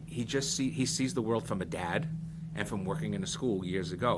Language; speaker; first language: English; early bilingual, other home language; Portuguese